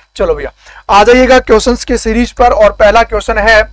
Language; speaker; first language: Hindi; native; Hindi